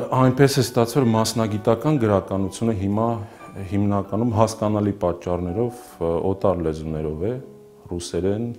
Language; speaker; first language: Armenian; native; Armenian